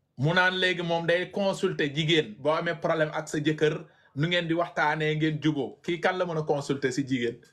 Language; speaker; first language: Wolof; non-native, local second language; Fula